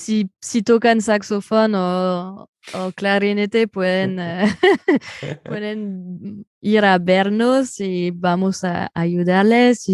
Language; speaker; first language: Spanish; non-native, fluent; French